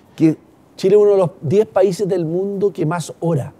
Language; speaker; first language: Spanish; native; Spanish